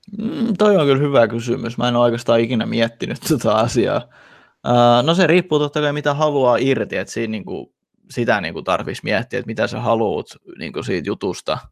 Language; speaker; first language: Finnish; early bilingual, other home language; Russian